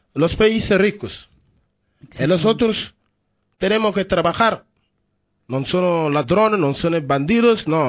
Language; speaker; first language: Spanish; non-native, learner; Wolof